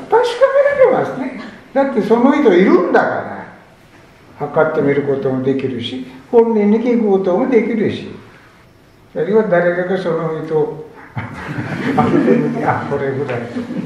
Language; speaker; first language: Japanese; non-native, fluent; Sinhala